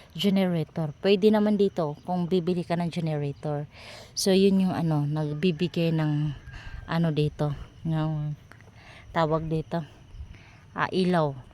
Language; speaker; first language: Filipino; non-native, local second language; Cebuano